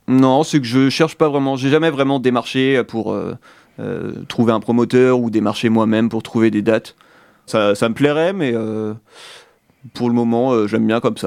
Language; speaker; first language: French; native; French